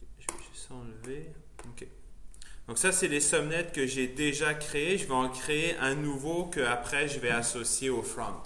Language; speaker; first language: French; native; French